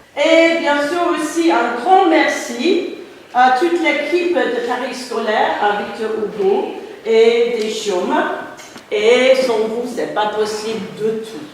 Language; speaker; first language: French; non-native, fluent; English